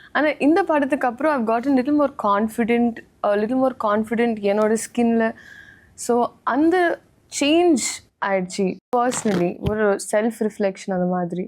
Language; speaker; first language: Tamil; non-native, learner; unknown